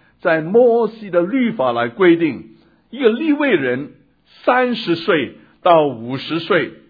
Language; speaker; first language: Chinese; non-native, local second language; Cantonese